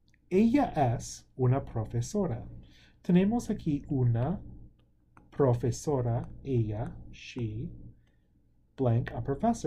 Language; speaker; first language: Spanish; non-native, fluent; English